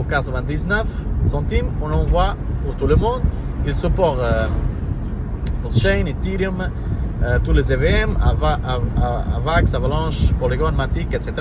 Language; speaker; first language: French; non-native, fluent; Portuguese